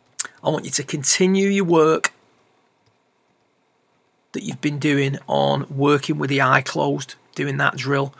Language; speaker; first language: English; native; English